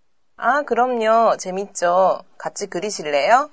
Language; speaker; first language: Korean; non-native, learner; Japanese